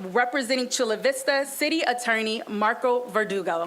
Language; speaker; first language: English; non-native, fluent; Spanish